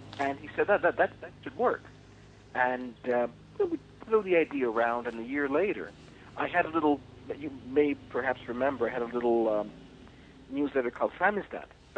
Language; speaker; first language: English; early bilingual, other home language; Spanish